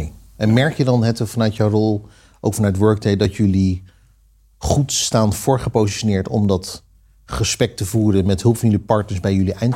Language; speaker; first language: Dutch; native; Dutch